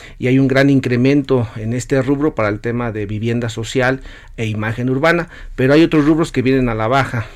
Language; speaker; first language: Spanish; native; Spanish